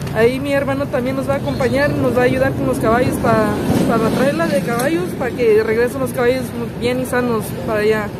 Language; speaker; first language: Spanish; early bilingual, heritage; Spanish